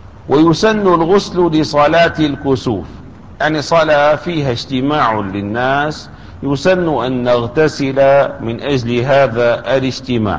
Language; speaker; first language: Arabic; native; Arabic